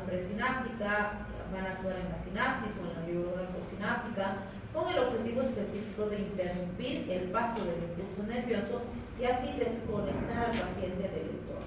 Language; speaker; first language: Spanish; native; Spanish